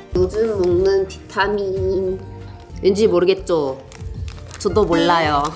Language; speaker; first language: Korean; non-native, fluent; English